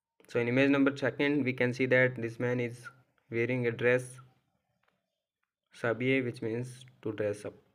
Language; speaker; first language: English; non-native, local second language; Hindi